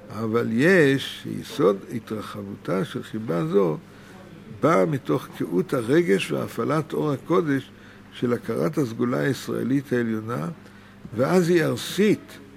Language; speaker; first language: Hebrew; native; Hebrew